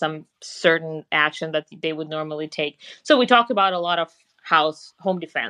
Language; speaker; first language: English; non-native, fluent; Russian